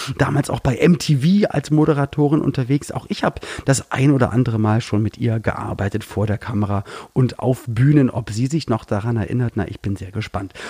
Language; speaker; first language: German; native; German